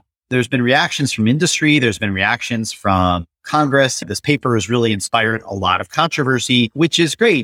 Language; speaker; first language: English; native; English